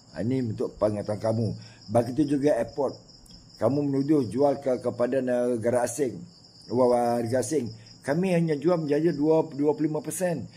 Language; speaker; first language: Malay; native; Malay